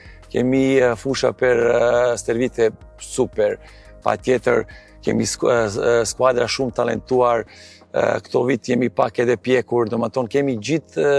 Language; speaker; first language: Albanian; non-native, learner; Serbian